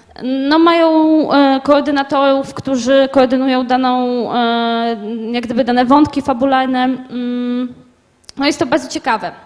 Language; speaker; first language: Polish; native; Polish